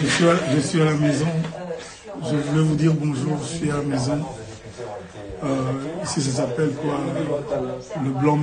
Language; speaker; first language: French; non-native, local second language; Lingala